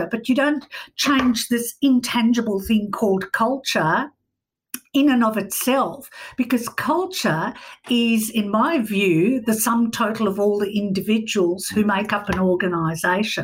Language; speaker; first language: English; native; English